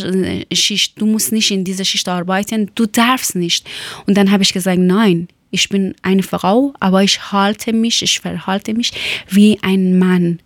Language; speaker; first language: German; non-native, fluent; Persian